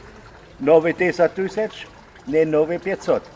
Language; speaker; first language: Russian; non-native, learner; German